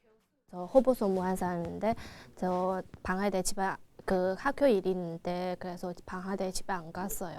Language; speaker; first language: Korean; non-native, learner; Chinese